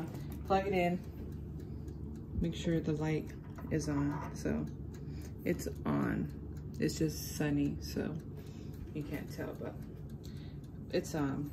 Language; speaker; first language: English; native; English